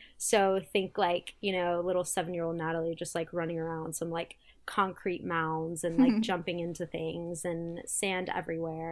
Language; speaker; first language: English; early bilingual, other home language; Spanish